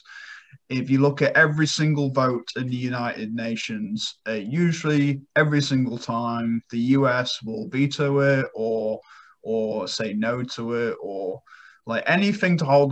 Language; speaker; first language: English; native; English